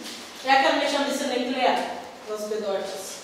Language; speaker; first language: German; non-native, learner; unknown